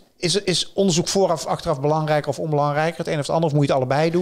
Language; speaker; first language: Dutch; native; Dutch